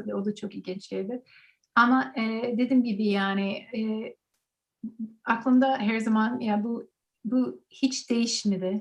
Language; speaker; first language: Turkish; non-native, learner; English